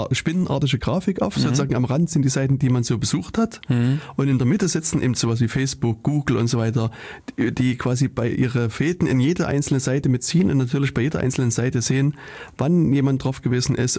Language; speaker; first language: German; native; German